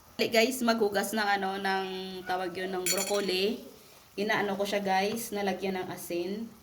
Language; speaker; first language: Filipino; non-native, local second language; Hiligaynon